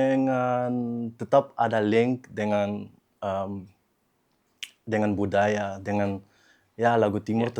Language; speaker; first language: Indonesian; early bilingual, heritage; Dutch